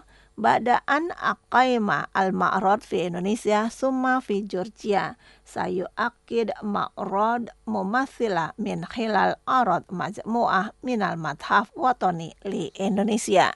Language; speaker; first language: Arabic; non-native, fluent; Indonesian